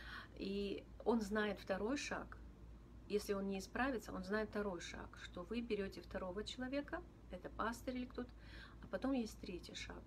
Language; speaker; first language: Russian; native; Russian